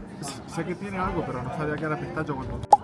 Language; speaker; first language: Spanish; early bilingual, other home language; Filipino